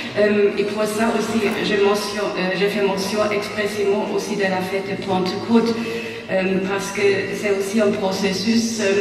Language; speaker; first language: French; non-native, fluent; German